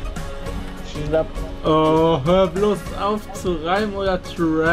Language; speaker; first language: German; native; German